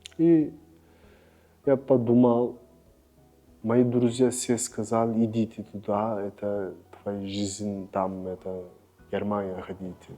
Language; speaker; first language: Russian; non-native, learner; Turkish